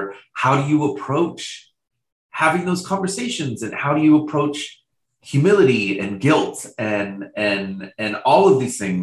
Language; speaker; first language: English; native; English